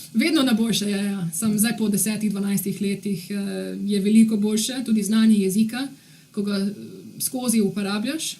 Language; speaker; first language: Slovenian; early bilingual, heritage; Slovenian